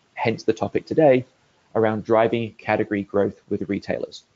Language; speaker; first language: English; native; English